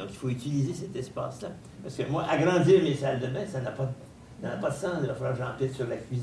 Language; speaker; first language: French; native; French